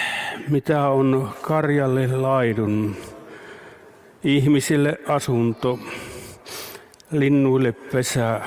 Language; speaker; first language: Finnish; native; Finnish